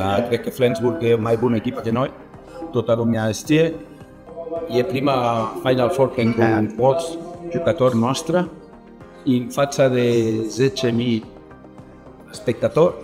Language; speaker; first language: Romanian; non-native, learner; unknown